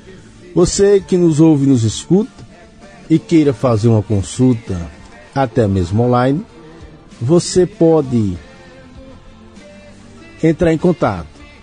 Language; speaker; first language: Portuguese; native; Portuguese